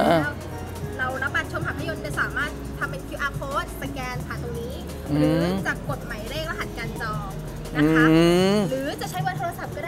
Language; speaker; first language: Thai; native; Thai